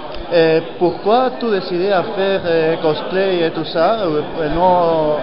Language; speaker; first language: French; non-native, learner; Basque